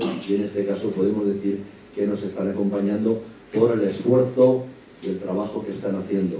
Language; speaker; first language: Spanish; native; Spanish